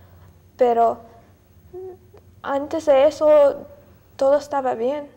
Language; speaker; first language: Spanish; early bilingual, heritage; Spanish